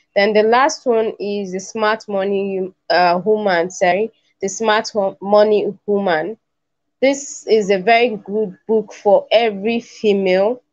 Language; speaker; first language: English; non-native, local second language; Igbo